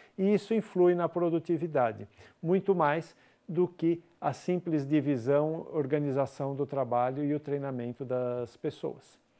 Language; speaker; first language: Portuguese; native; Portuguese